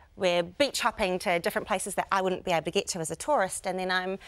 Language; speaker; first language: English; native; English